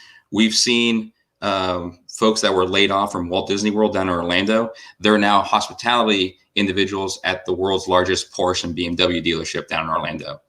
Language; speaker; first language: English; native; English